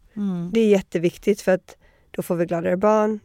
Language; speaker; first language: Swedish; early bilingual, heritage; Swedish